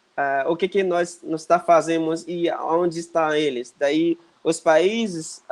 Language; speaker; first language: Portuguese; non-native, fluent; Haitian Creole